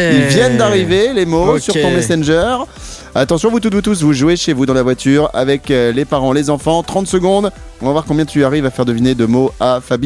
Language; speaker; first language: French; native; French